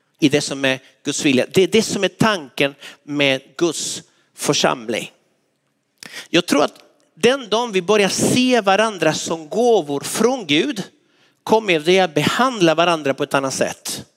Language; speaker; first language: Swedish; non-native, fluent; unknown